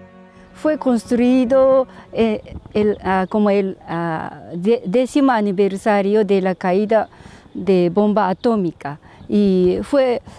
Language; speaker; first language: Spanish; non-native, learner; Japanese